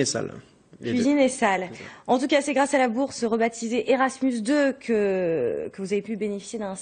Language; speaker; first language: French; native; French